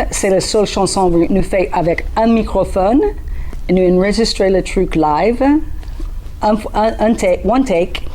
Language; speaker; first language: French; non-native, learner; English